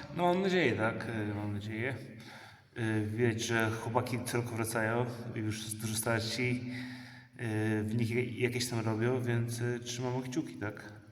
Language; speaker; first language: Polish; early bilingual, heritage; Polish